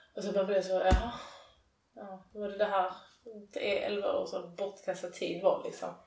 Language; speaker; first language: Swedish; early bilingual, other home language; Persian